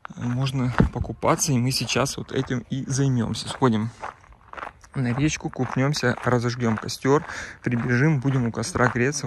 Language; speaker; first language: Russian; native; Russian